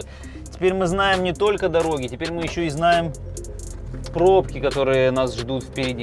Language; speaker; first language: Russian; native; Russian